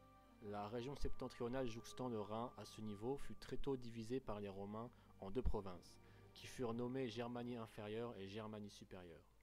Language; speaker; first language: French; native; French